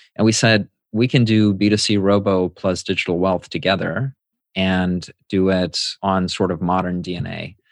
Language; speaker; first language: English; native; English